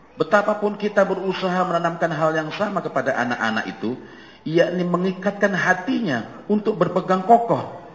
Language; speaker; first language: Indonesian; non-native, local second language; Javanese